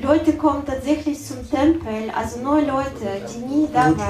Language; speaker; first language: German; non-native, learner; Russian